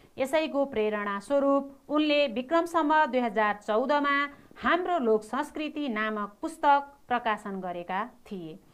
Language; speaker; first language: Nepali; native; Nepali